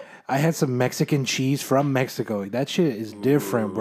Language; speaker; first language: English; early bilingual, other home language; Spanish